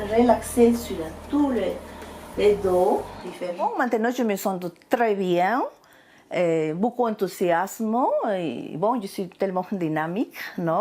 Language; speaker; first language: French; non-native, learner; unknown